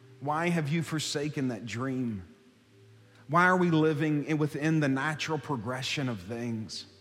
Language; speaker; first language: English; native; English